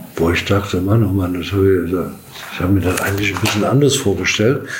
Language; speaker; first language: German; non-native, fluent; English